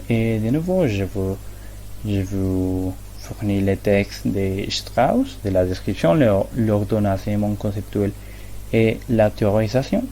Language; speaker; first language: French; non-native, learner; Spanish